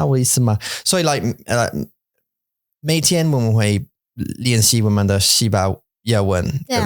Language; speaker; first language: Chinese; non-native, learner; English